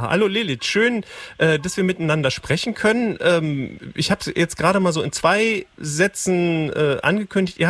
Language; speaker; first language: German; native; German